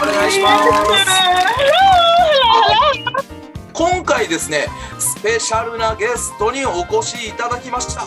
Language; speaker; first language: Japanese; native; Japanese